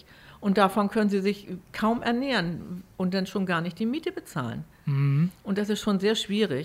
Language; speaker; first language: German; native; German